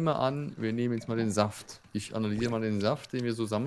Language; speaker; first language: German; native; German